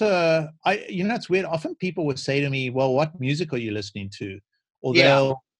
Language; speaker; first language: English; native; English